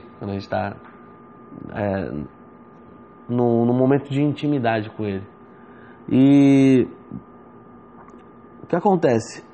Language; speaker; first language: Portuguese; native; Portuguese